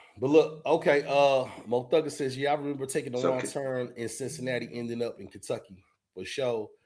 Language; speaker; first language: English; native; English